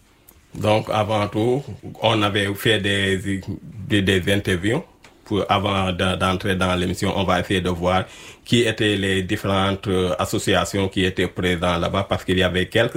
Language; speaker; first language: French; non-native, local second language; Wolof